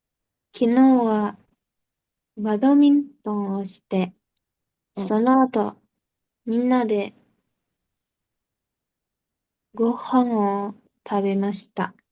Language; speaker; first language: Japanese; non-native, learner; Indonesian